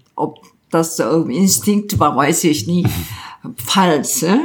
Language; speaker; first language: German; non-native, fluent; Korean